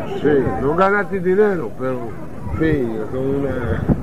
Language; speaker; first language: Spanish; non-native, learner; English